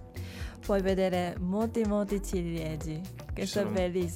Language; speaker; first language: Italian; non-native, learner; Japanese